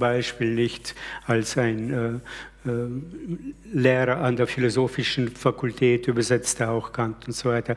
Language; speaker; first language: German; early bilingual, other home language; Slovenian